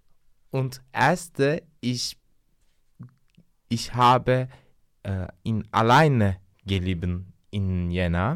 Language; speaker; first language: German; non-native, learner; Turkish